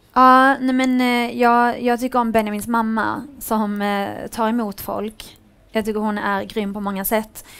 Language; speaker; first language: Swedish; early bilingual, other home language; Arabic